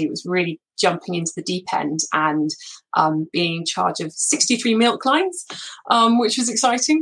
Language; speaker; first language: English; native; English